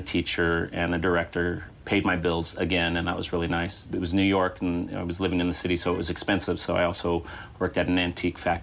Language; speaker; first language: English; native; English